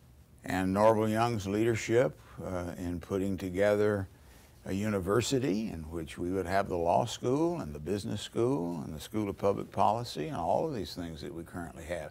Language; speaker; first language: English; native; English